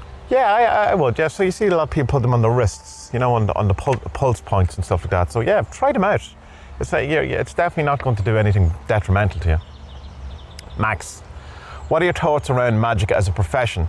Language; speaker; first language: English; native; English